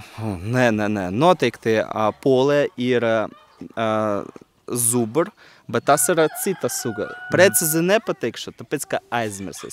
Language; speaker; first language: Latvian; non-native, local second language; Russian